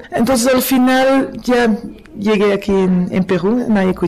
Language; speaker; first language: Spanish; non-native, fluent; Dutch